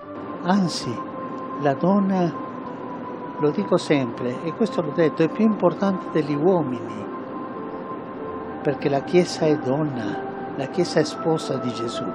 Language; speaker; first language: Italian; non-native, fluent; Spanish